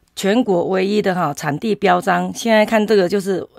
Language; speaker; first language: Chinese; native; Chinese